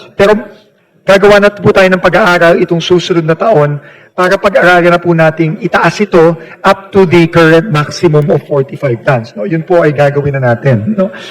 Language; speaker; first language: Filipino; native; Filipino